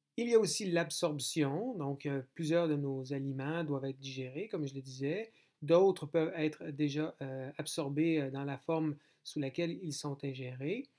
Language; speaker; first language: French; native; French